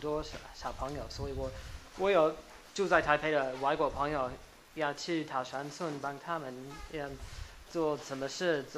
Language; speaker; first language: Chinese; non-native, fluent; English